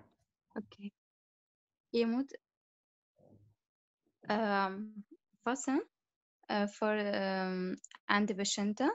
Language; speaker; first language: Dutch; non-native, learner; Arabic